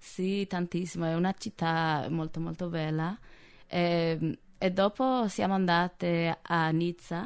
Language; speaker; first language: Italian; non-native, fluent; English